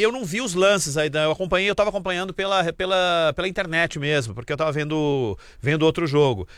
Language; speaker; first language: Portuguese; native; Portuguese